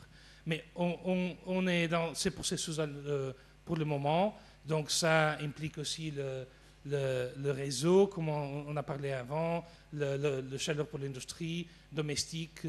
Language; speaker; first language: French; non-native, fluent; Portuguese